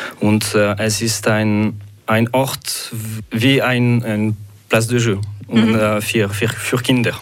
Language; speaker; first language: German; non-native, local second language; French